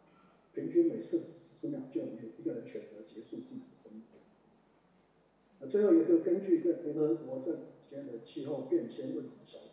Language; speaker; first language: Chinese; native; Chinese